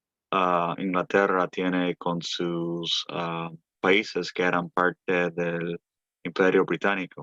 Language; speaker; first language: Spanish; early bilingual, heritage; Spanish